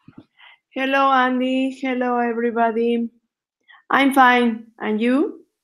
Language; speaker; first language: English; non-native, learner; Spanish